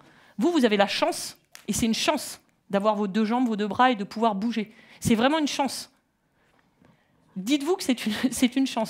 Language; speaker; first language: French; native; French